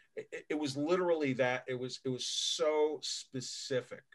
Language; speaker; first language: English; native; English